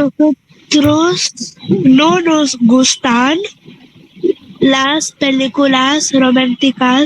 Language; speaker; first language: Spanish; non-native, learner; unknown